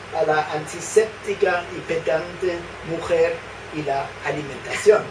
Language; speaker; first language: Spanish; non-native, fluent; Danish